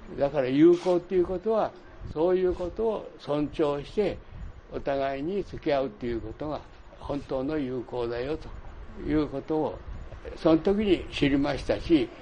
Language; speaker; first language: Japanese; native; Japanese